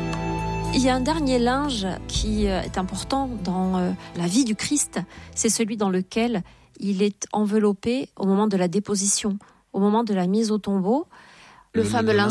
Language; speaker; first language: French; native; French